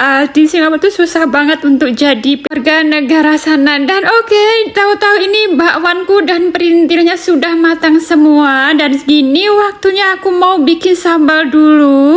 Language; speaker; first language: Indonesian; native; Indonesian